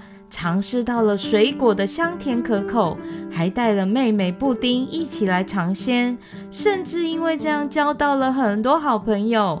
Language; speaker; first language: Chinese; native; Chinese